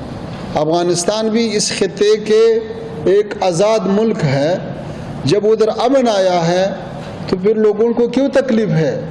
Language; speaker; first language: Hindi; non-native, fluent; Pashto